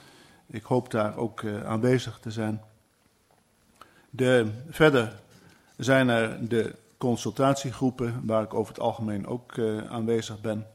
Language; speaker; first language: Dutch; native; Dutch